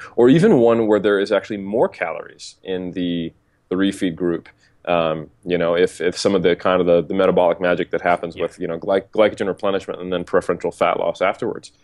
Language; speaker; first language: English; native; English